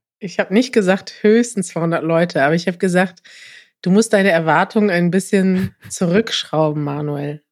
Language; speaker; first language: German; native; German